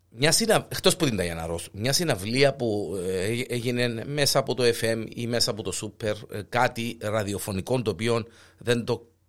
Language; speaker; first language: Greek; native; Greek